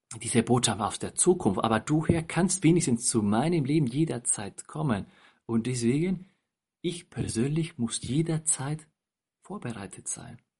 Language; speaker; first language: German; non-native, fluent; Spanish